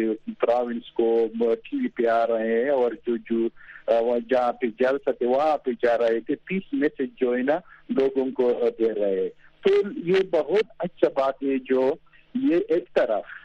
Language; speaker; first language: Hindi; non-native, fluent; Pashto